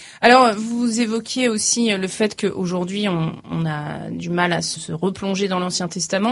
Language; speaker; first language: French; native; French